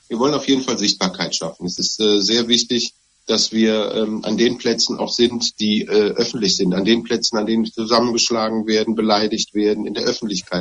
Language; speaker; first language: German; native; German